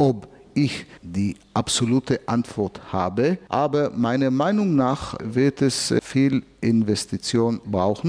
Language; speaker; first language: German; non-native, fluent; Hebrew